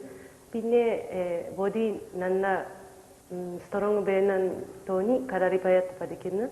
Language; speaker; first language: Malayalam; non-native, learner; Japanese